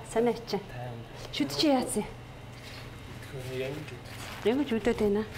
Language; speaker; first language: Korean; non-native, learner; Mongolian